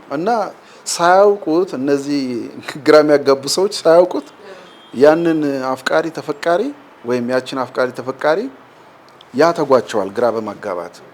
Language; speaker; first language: Amharic; native; Amharic